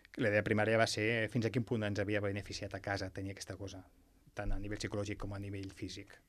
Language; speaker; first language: Catalan; non-native, local second language; Spanish